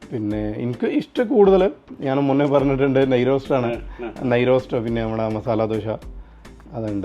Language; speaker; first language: Malayalam; non-native, fluent; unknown